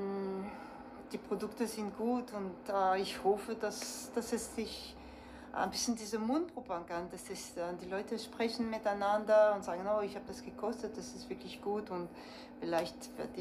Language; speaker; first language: German; non-native, fluent; French